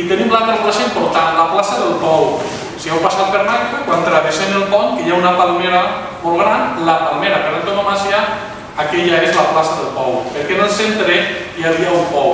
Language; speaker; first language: Catalan; native; Catalan